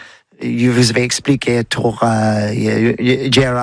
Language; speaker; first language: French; non-native, learner; English